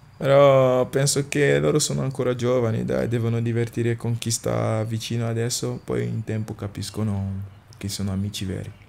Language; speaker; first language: Italian; non-native, fluent; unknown